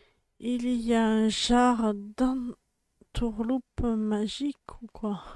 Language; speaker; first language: French; native; French